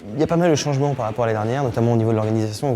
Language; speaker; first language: French; native; French